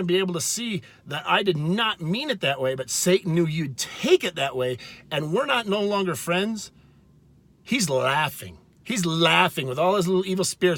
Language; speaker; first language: English; native; English